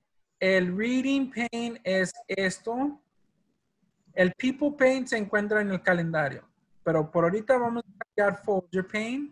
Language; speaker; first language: Spanish; early bilingual, heritage; Spanish